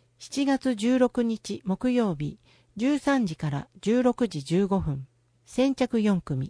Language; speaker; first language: Japanese; native; Japanese